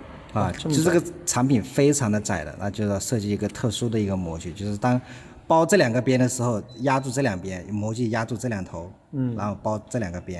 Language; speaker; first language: Chinese; native; Chinese